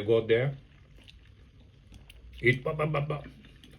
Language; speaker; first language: English; non-native, learner; Japanese